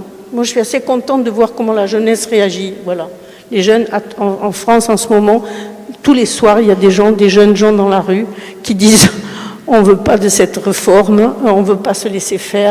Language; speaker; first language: French; early bilingual, other home language; Spanish